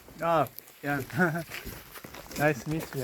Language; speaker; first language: English; non-native, learner; Korean